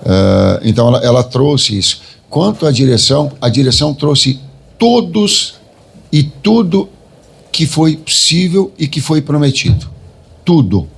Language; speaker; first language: Portuguese; native; Portuguese